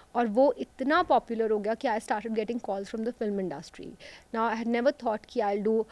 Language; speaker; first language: Hindi; native; Hindi